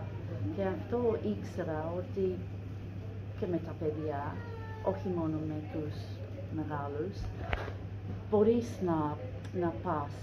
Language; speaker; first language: Greek; non-native, learner; English